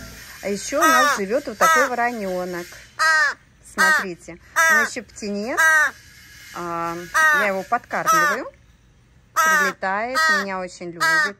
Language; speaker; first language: Russian; native; Russian